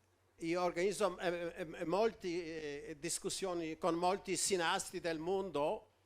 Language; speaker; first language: Italian; non-native, learner; Polish